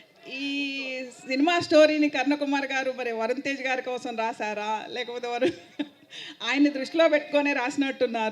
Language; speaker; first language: Telugu; native; Telugu